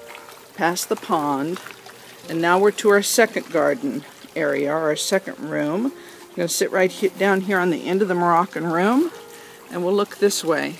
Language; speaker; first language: English; native; English